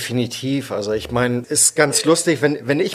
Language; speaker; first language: German; native; German